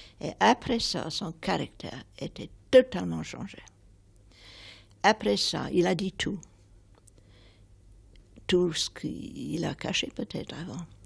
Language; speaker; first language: French; non-native, fluent; English